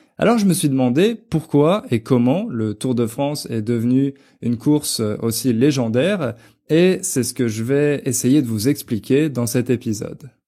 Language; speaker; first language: French; native; French